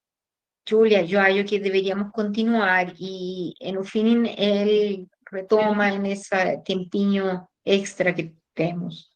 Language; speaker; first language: Portuguese; non-native, fluent; Spanish